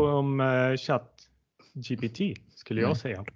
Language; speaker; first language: Swedish; non-native, fluent; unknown